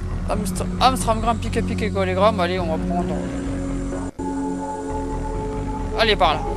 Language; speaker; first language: French; native; French